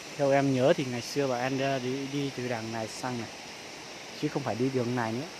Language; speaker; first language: Vietnamese; non-native, local second language; Hmong